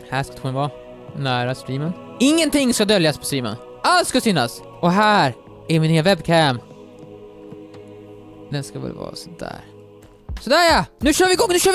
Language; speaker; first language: Swedish; native; Swedish